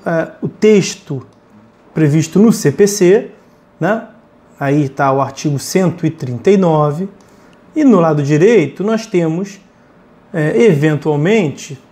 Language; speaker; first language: Portuguese; native; Portuguese